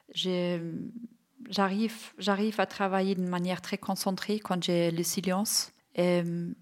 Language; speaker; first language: French; non-native, fluent; German